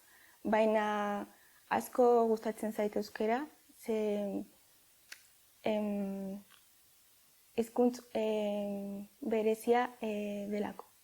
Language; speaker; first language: Basque; non-native, local second language; Spanish